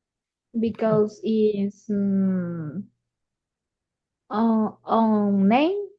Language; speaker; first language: English; non-native, learner; Spanish